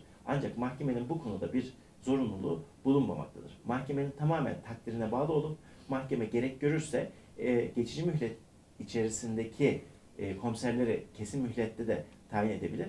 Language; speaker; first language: Turkish; native; Turkish